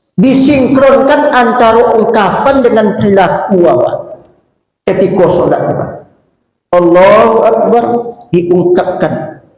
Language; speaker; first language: Malay; non-native, local second language; Minangkabau